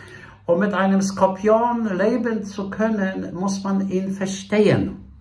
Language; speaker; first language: German; non-native, fluent; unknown